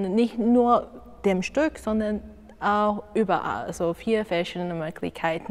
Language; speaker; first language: German; non-native, learner; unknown